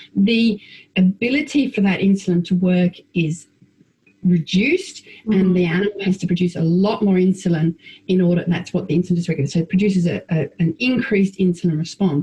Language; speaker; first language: English; native; English